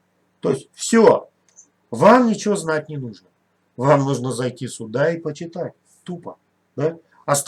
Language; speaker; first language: Russian; native; Russian